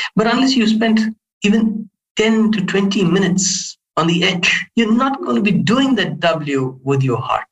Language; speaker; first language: English; non-native, local second language; Hindi